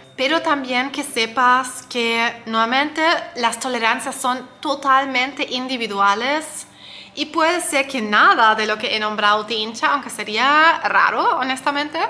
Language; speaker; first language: Spanish; non-native, fluent; German